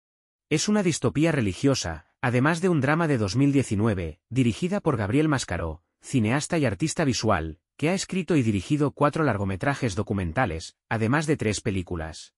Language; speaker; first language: Spanish; native; Spanish